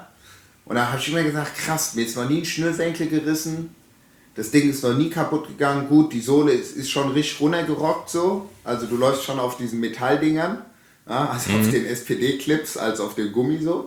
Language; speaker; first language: German; native; German